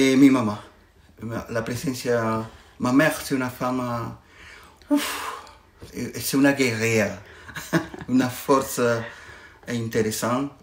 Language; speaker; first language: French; non-native, fluent; Spanish